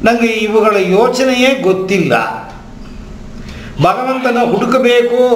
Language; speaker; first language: Kannada; native; Kannada